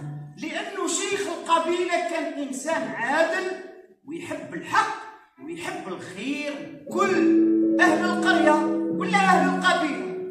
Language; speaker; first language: Arabic; native; Arabic